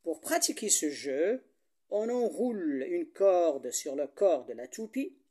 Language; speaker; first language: French; non-native, local second language; Arabic